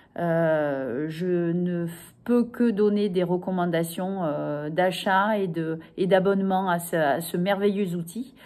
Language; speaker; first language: French; native; French